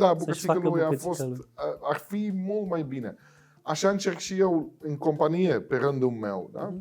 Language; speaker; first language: Romanian; non-native, fluent; Dutch